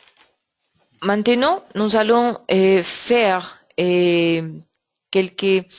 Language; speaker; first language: French; non-native, learner; Spanish